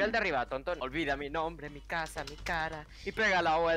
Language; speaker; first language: Spanish; native; Spanish